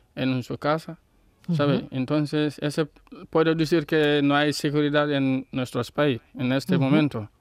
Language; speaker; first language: Spanish; non-native, learner; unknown